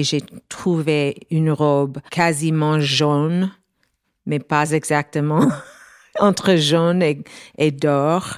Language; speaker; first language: French; non-native, learner; English